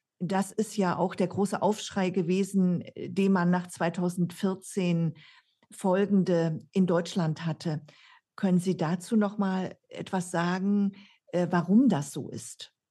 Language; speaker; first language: German; native; German